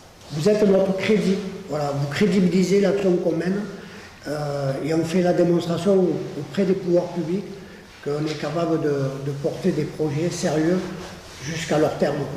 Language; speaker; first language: French; native; French